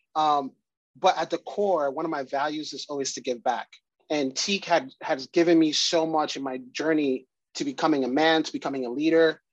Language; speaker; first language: English; early bilingual, other home language; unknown